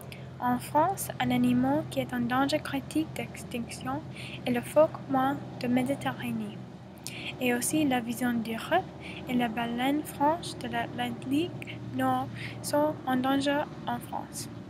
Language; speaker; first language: French; non-native, learner; English